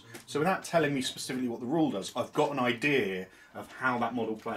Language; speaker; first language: English; native; English